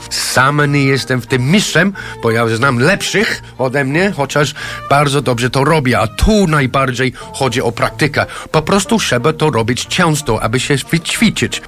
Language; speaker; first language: Polish; non-native, fluent; English